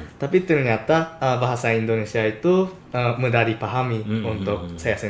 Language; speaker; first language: Indonesian; non-native, fluent; Japanese